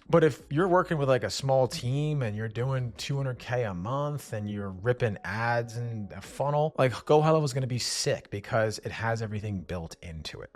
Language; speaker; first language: English; native; English